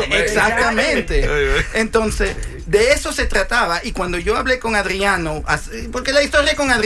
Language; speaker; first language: Spanish; early bilingual, heritage; Spanish